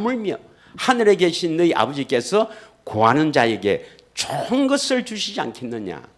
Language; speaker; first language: Korean; native; Korean